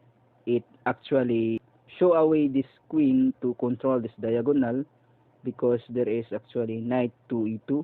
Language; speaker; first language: English; non-native, local second language; Filipino